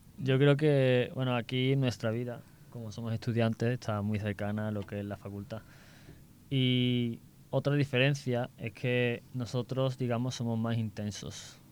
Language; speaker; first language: Spanish; native; Spanish